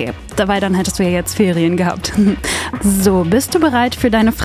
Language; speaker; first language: German; native; German